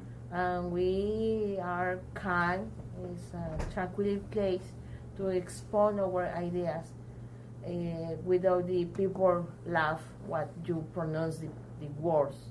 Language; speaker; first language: English; non-native, learner; Spanish